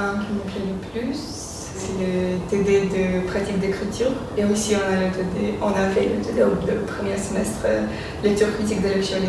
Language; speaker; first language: French; non-native, fluent; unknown